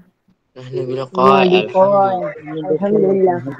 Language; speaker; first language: Arabic; non-native, learner; Malay